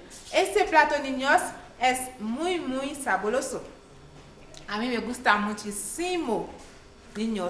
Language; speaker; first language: Spanish; non-native, learner; Haitian Creole